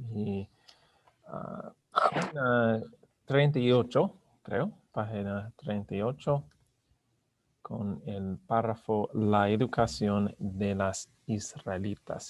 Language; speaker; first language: Spanish; non-native, learner; English